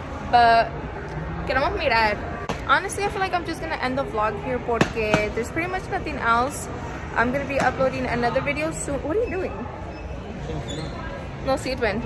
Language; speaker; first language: English; early bilingual, other home language; Spanish